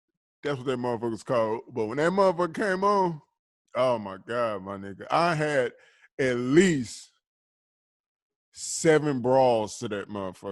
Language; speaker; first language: English; native; English